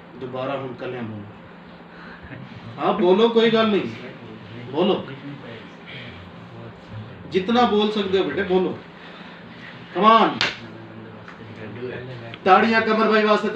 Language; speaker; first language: Hindi; non-native, local second language; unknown